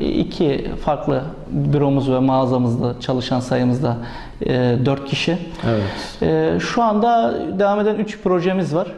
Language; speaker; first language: Turkish; native; Turkish